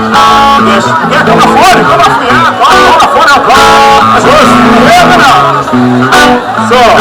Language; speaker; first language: German; non-native, learner; Portuguese